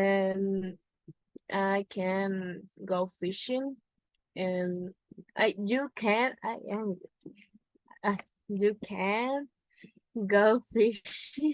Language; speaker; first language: English; non-native, learner; Spanish